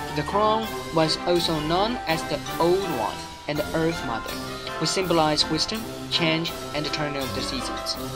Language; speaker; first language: English; non-native, fluent; Chinese